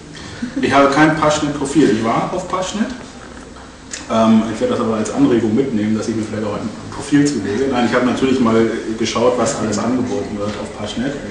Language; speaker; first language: German; native; German